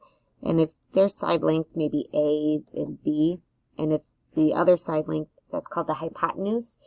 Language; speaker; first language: English; native; English